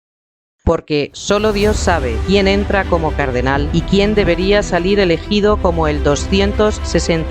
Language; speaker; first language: Spanish; native; Spanish